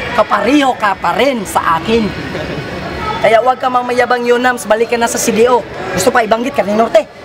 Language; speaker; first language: Filipino; non-native, local second language; Cebuano